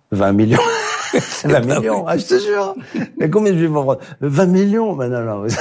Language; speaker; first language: French; native; French